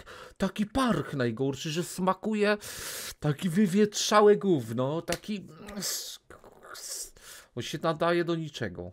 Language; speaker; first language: Polish; native; Polish